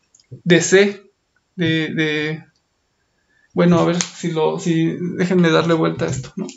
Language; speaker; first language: Spanish; native; Spanish